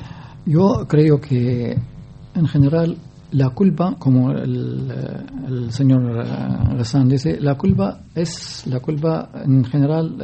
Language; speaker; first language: Spanish; non-native, learner; Arabic